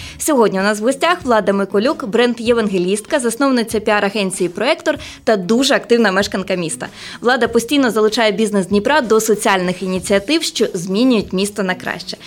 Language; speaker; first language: Ukrainian; native; Ukrainian